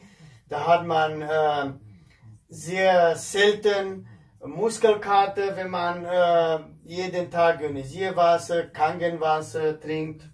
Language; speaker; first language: German; non-native, fluent; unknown